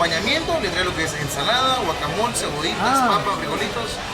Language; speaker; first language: Spanish; native; Spanish